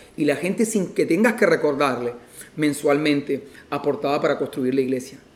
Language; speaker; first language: Spanish; native; Spanish